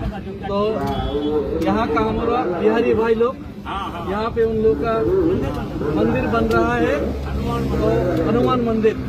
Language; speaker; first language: Hindi; non-native, local second language; Kok Borok